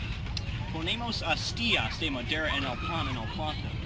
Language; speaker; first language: Spanish; non-native, learner; English